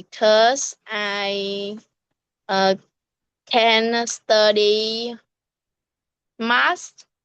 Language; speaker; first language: English; non-native, learner; Vietnamese